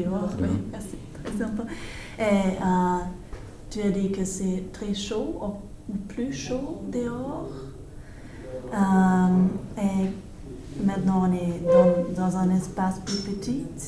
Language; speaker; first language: French; non-native, learner; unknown